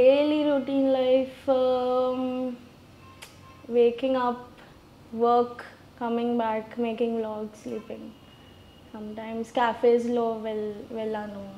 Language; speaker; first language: Telugu; non-native, local second language; Gujarati